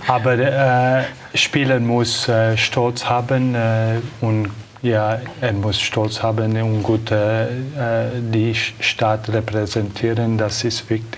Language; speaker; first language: German; non-native, learner; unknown